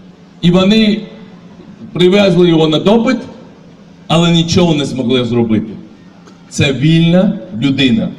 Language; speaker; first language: Ukrainian; non-native, fluent; Georgian